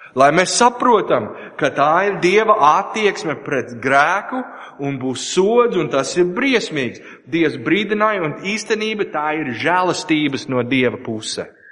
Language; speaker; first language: Latvian; non-native, learner; English